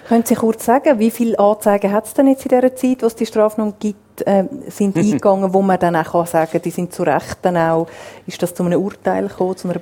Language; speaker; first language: German; native; German